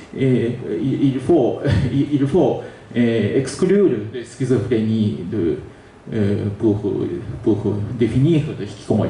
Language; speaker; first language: French; non-native, learner; Japanese